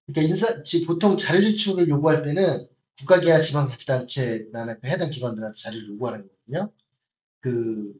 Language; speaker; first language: Korean; native; Korean